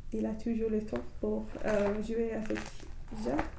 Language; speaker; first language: French; non-native, learner; English